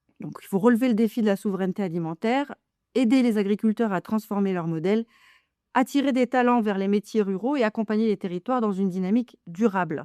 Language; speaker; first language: French; native; French